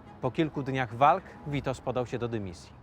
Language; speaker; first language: Polish; native; Polish